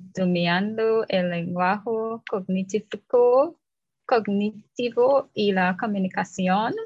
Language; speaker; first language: Spanish; non-native, learner; English